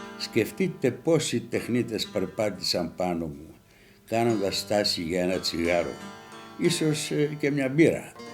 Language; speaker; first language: Greek; native; Greek